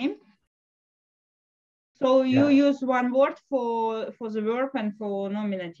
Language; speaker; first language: English; non-native, fluent; Russian